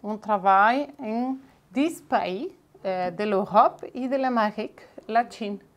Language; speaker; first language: French; non-native, fluent; Catalan